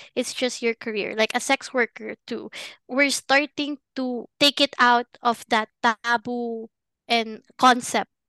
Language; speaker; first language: English; non-native, local second language; Filipino